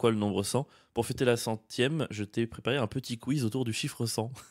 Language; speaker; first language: French; native; French